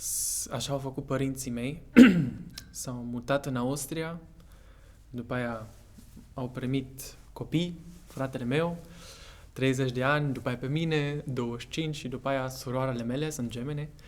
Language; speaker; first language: Romanian; early bilingual, heritage; Romanian